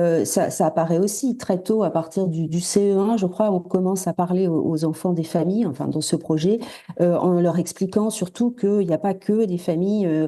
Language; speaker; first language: French; native; French